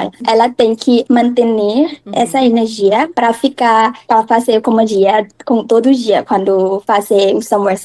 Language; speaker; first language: Portuguese; non-native, learner; Thai